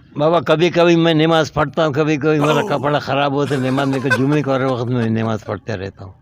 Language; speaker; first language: Urdu; non-native, local second language; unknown